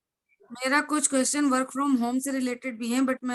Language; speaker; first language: Hindi; native; Hindi